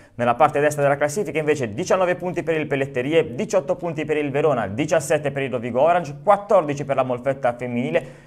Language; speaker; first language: Italian; native; Italian